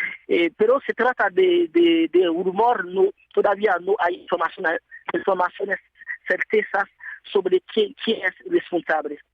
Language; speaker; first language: Spanish; non-native, fluent; Haitian Creole